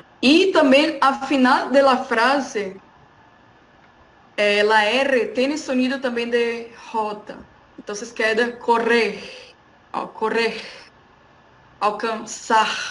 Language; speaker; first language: Spanish; non-native, fluent; Portuguese